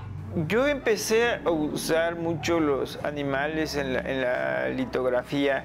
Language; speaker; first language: Spanish; non-native, local second language; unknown